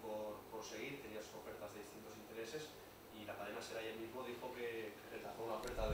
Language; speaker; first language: Spanish; native; Spanish